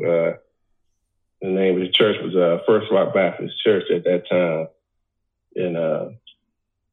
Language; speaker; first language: English; native; English